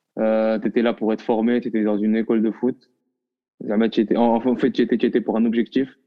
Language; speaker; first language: French; non-native, local second language; Arabic